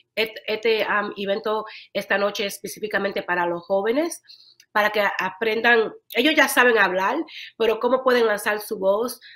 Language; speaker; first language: Spanish; early bilingual, heritage; Spanish